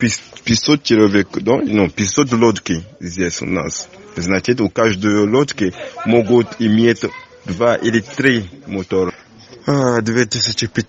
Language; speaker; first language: Russian; non-native, learner; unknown